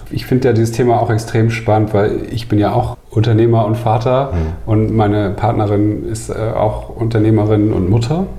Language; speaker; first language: German; native; German